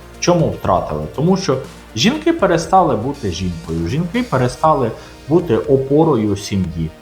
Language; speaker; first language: Ukrainian; non-native, local second language; Russian